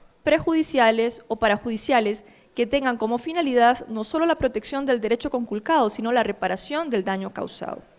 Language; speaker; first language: Spanish; native; Spanish